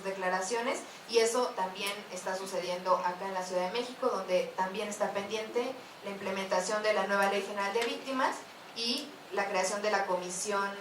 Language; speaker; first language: Spanish; native; Spanish